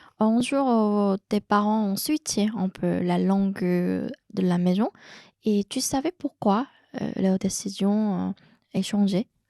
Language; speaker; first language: French; non-native, fluent; Korean